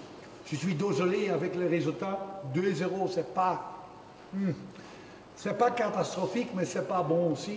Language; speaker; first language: French; non-native, fluent; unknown